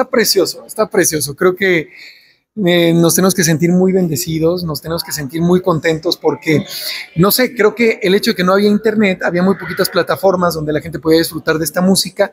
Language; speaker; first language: Spanish; native; Spanish